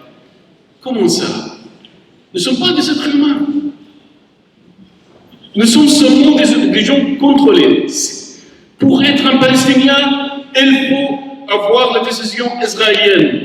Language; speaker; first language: French; non-native, learner; Arabic